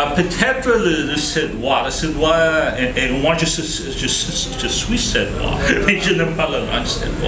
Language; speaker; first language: French; non-native, learner; English